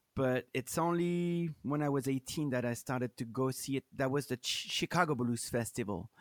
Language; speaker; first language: English; non-native, fluent; French